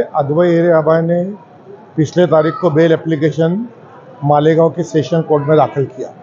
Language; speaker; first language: Hindi; non-native, local second language; Marathi